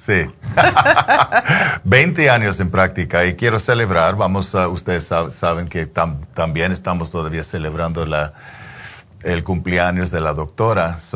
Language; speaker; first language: Spanish; early bilingual, heritage; English